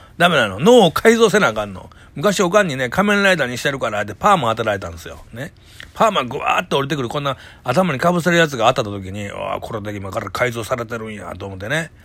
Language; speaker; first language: Japanese; native; Japanese